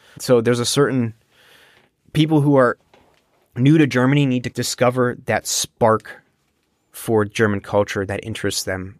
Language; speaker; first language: English; native; English